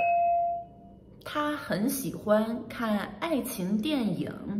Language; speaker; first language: Chinese; native; Chinese